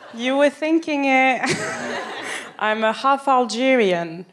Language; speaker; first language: English; non-native, fluent; French